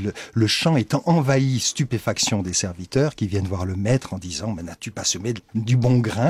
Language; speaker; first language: French; native; French